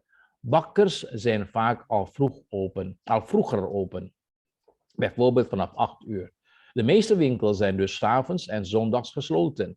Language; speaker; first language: Dutch; non-native, fluent; Indonesian